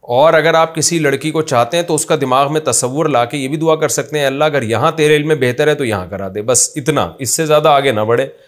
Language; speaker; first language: Urdu; native; Urdu